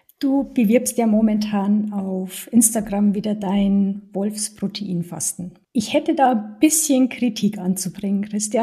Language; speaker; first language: German; native; German